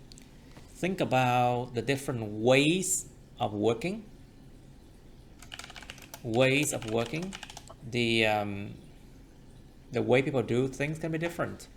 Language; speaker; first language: English; non-native, fluent; Vietnamese